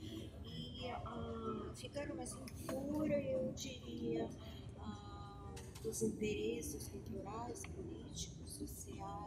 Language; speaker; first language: Portuguese; non-native, fluent; Russian